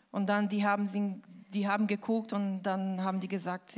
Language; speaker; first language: German; non-native, fluent; Portuguese